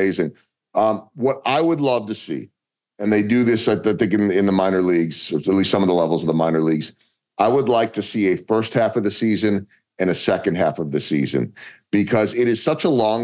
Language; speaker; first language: English; native; English